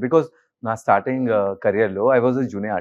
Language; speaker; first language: Telugu; non-native, learner; Hindi